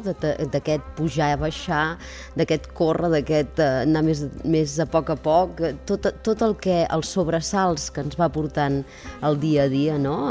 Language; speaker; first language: Catalan; native; Catalan